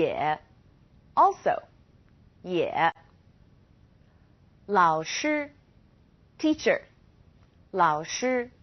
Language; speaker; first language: Chinese; non-native, fluent; English